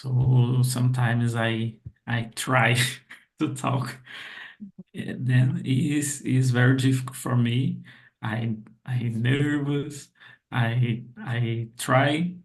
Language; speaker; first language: English; non-native, learner; Portuguese